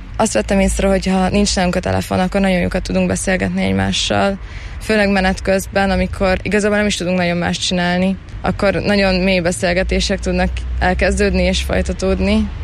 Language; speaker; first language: Hungarian; early bilingual, heritage; Hungarian